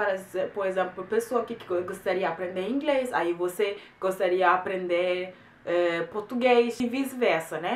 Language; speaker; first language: Portuguese; non-native, fluent; German